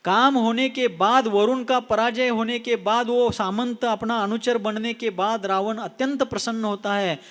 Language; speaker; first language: Hindi; non-native, local second language; Marathi